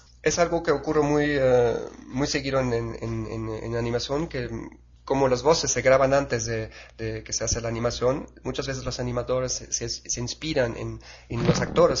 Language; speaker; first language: Spanish; non-native, fluent; German